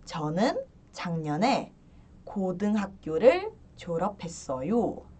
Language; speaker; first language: Korean; early bilingual, heritage; Korean